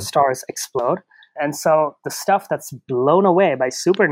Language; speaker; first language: English; non-native, local second language; Bangla